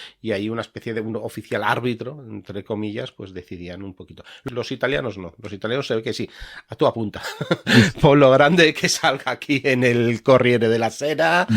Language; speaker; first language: Spanish; native; Spanish